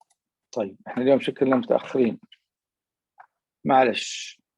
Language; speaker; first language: Arabic; native; Arabic